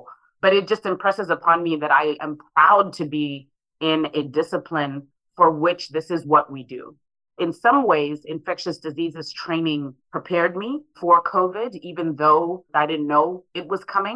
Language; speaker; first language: English; non-native, local second language; Shona